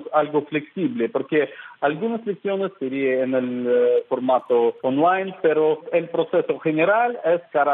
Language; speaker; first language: Spanish; non-native, fluent; Russian